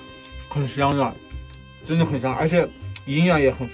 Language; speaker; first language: Chinese; non-native, fluent; German